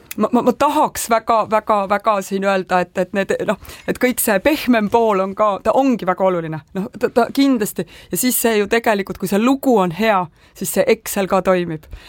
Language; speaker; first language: Estonian; native; Estonian